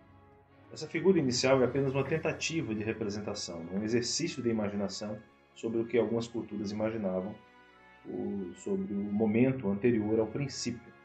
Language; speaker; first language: Portuguese; native; Portuguese